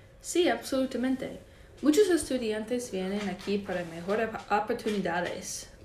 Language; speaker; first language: Spanish; non-native, learner; English